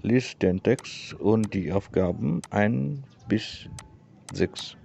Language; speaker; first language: German; non-native, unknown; Indonesian